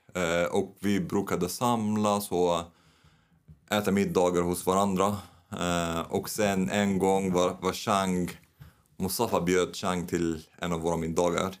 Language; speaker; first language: Swedish; non-native, fluent; Arabic